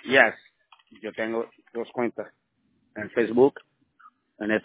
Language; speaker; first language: Spanish; non-native, learner; Haitian Creole